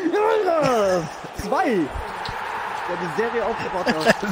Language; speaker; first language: German; native; German